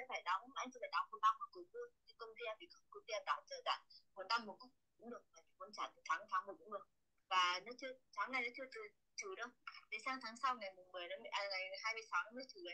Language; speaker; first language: Vietnamese; native; Vietnamese